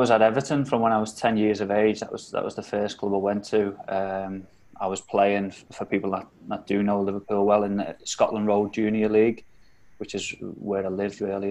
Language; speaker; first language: English; native; English